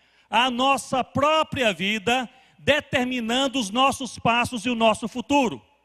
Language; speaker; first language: Portuguese; native; Portuguese